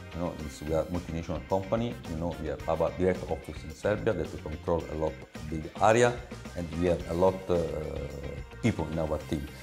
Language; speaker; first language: English; non-native, learner; Italian